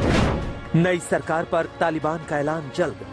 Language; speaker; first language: Hindi; native; Hindi